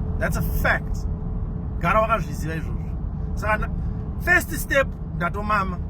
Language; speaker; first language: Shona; non-native, local second language; English